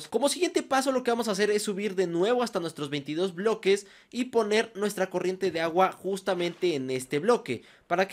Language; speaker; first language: Spanish; native; Spanish